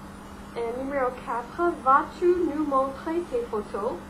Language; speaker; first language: French; non-native, fluent; English